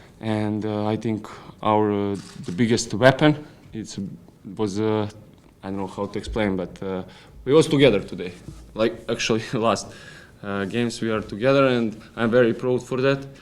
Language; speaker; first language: English; non-native, learner; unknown